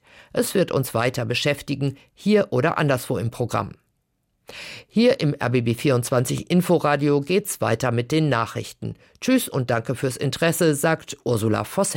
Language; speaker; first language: German; native; German